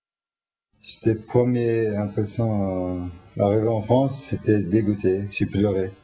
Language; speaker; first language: French; non-native, learner; Turkish